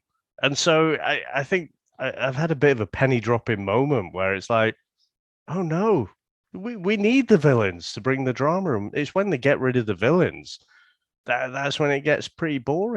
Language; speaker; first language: English; native; English